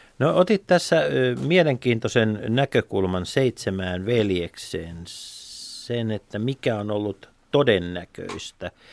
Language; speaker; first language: Finnish; native; Finnish